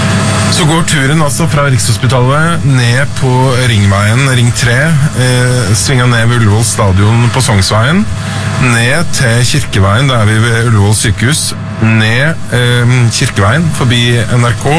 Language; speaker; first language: Norwegian; native; Norwegian